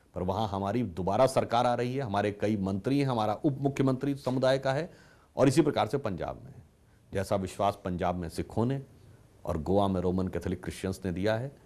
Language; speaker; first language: Hindi; native; Hindi